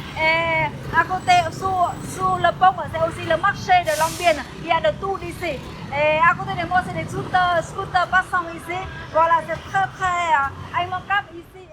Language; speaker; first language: French; non-native, fluent; Vietnamese